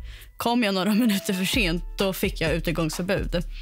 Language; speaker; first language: Swedish; early bilingual, other home language; Spanish